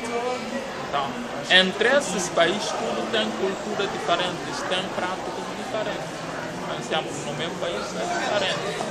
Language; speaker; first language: Portuguese; non-native, local second language; Upper Guinea Crioulo